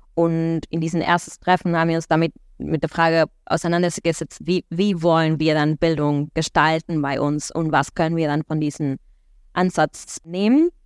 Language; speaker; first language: German; non-native, fluent; Spanish